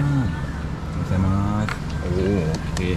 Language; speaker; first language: Japanese; non-native, learner; Thai